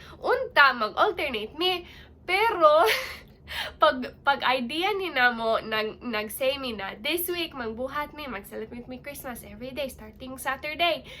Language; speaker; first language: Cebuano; non-native, local second language; English